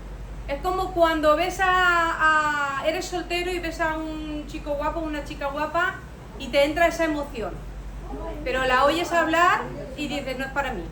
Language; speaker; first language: Spanish; native; Spanish